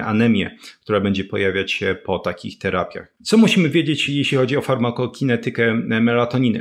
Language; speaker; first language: Polish; native; Polish